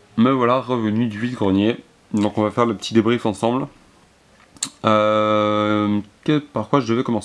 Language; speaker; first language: French; native; French